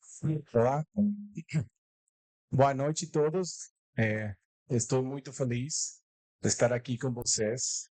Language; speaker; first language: Portuguese; non-native, learner; Spanish